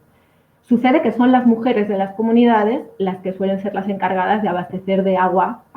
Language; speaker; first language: Spanish; native; Spanish